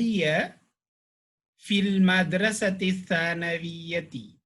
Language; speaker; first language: Arabic; non-native, fluent; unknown